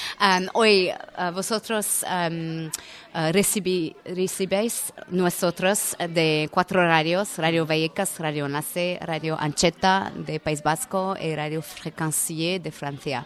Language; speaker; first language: Spanish; non-native, learner; French